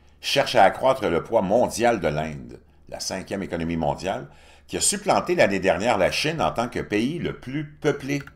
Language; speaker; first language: French; native; French